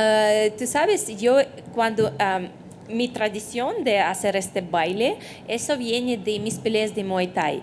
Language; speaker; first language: Spanish; non-native, fluent; Russian